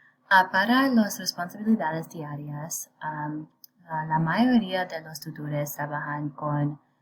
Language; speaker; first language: Spanish; non-native, learner; English